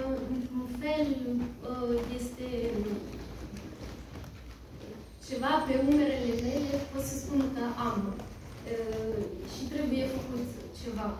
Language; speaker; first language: Romanian; early bilingual, heritage; French